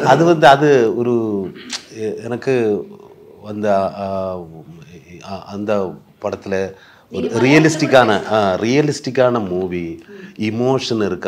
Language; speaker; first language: Tamil; non-native, learner; Malayalam